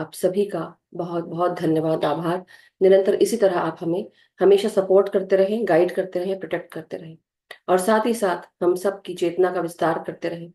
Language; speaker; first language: Hindi; native; Hindi